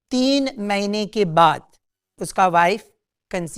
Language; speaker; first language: Hindi; non-native, local second language; English